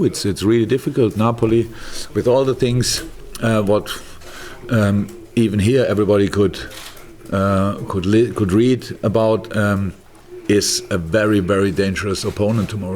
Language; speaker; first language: English; non-native, fluent; German